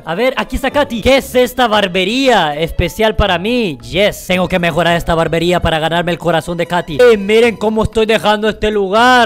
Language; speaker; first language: Spanish; native; Spanish